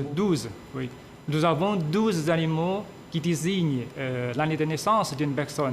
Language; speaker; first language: French; non-native, fluent; Chinese